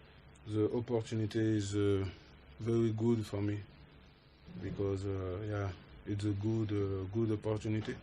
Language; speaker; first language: English; non-native, learner; French